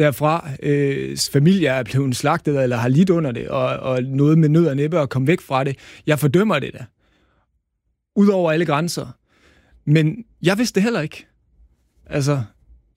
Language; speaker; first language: Danish; native; Danish